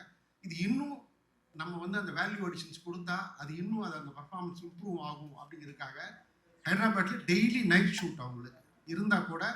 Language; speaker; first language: Tamil; native; Tamil